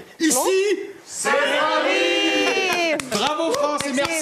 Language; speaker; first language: French; native; French